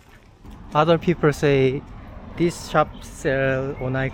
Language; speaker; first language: English; non-native, learner; Korean